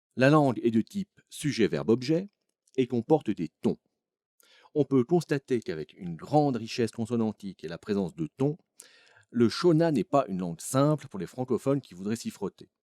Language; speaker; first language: French; native; French